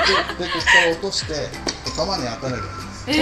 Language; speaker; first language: Japanese; native; Japanese